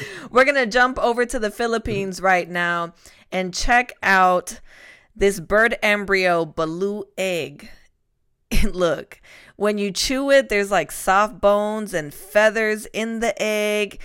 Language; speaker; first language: English; early bilingual, other home language; Spanish